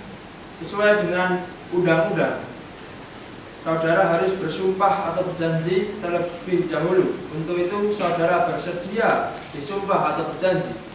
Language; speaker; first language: Indonesian; native; Indonesian